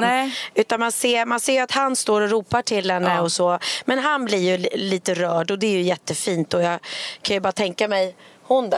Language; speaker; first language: Swedish; native; Swedish